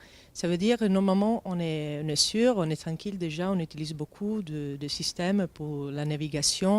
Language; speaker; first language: French; non-native, fluent; Italian